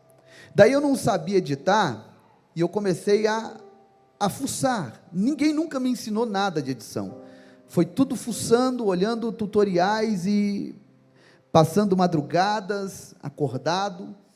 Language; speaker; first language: Portuguese; native; Portuguese